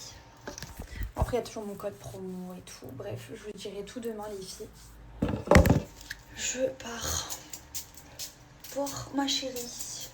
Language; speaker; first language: French; native; French